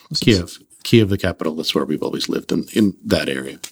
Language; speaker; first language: English; early bilingual, other home language; Russian